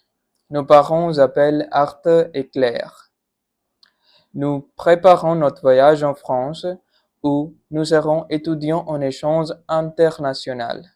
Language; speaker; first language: French; non-native, learner; Punjabi